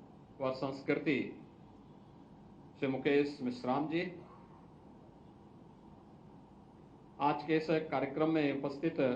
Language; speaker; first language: Hindi; native; Hindi